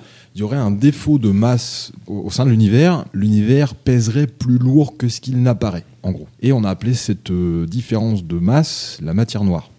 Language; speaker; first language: French; native; French